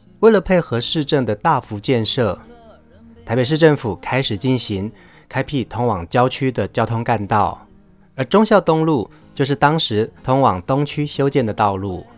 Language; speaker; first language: Chinese; native; Chinese